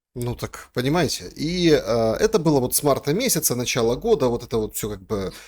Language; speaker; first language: Russian; native; Russian